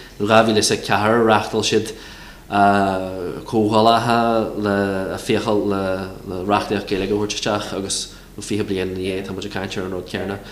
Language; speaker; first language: Irish; non-native, local second language; English